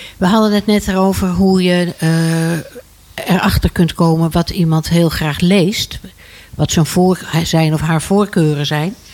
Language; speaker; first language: Dutch; native; Dutch